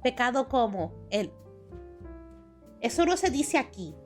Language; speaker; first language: Spanish; early bilingual, heritage; Spanish